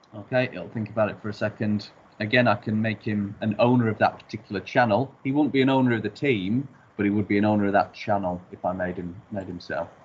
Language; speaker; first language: English; native; English